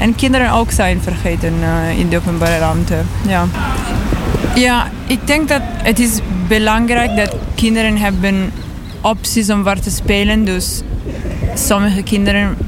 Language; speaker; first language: Dutch; non-native, learner; Italian